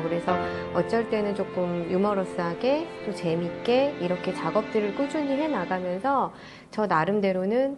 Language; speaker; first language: Korean; native; Korean